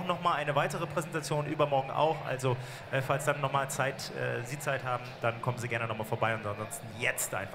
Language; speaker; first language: German; native; German